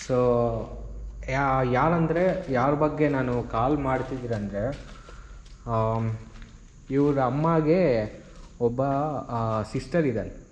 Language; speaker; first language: Kannada; non-native, local second language; Telugu